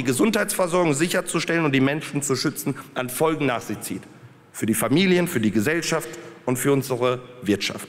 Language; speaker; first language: German; early bilingual, other home language; Polish